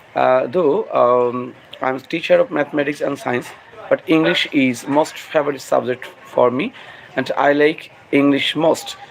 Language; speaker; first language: English; non-native, local second language; Bangla